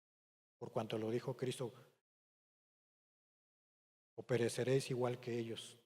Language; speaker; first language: Spanish; native; Spanish